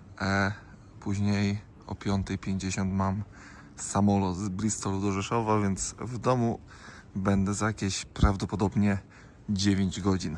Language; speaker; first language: Polish; native; Polish